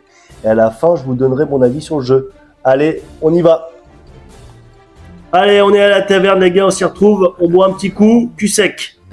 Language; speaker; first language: French; native; French